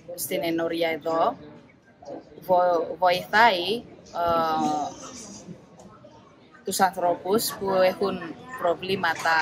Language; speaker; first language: Greek; non-native, fluent; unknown